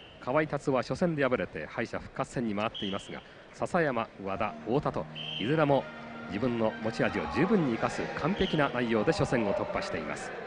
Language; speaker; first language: Japanese; native; Japanese